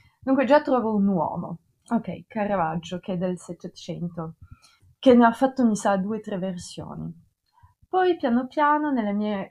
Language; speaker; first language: Italian; non-native, fluent; Russian